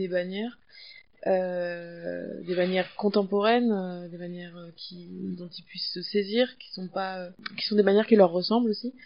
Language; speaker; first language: French; native; French